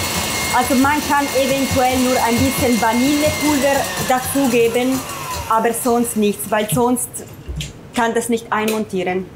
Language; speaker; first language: German; non-native, fluent; Italian